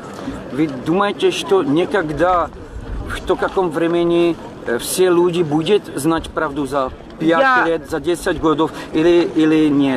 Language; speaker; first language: Russian; non-native, learner; Czech